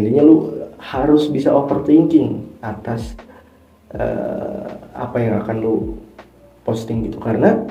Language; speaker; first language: Indonesian; native; Indonesian